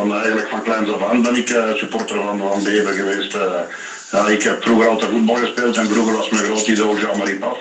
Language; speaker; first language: Dutch; native; Dutch